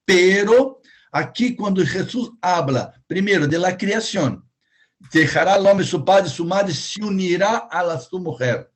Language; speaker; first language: Spanish; non-native, fluent; Portuguese